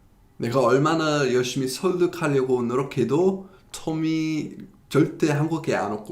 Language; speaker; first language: Korean; non-native, fluent; English